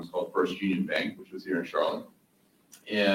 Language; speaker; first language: English; native; English